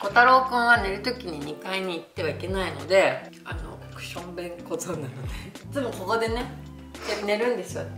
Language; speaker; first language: Japanese; native; Japanese